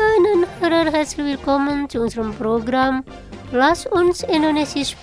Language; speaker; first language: German; non-native, fluent; Indonesian